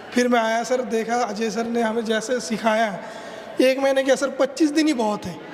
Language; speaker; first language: Hindi; non-native, local second language; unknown